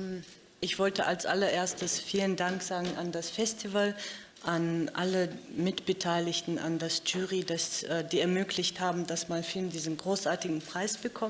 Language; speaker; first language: German; non-native, fluent; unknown